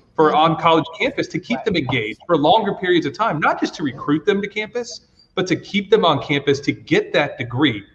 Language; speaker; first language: English; native; English